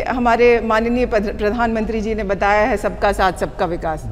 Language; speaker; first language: Hindi; native; Hindi